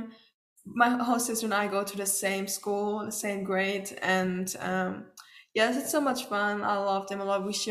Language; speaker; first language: English; non-native, fluent; German